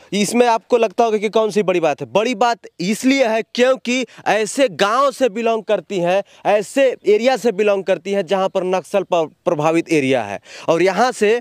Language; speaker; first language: Hindi; native; Hindi